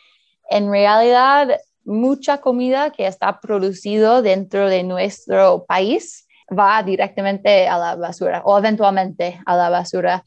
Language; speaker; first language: Spanish; early bilingual, heritage; Spanish